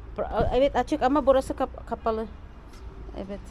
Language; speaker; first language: Turkish; non-native, learner; Filipino